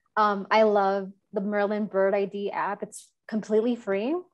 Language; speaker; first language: English; native; English